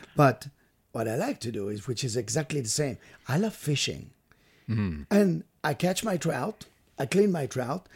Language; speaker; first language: English; non-native, fluent; French